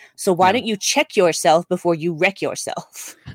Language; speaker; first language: English; native; English